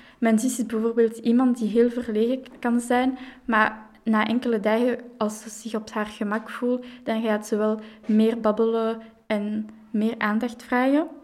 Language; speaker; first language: Dutch; non-native, local second language; French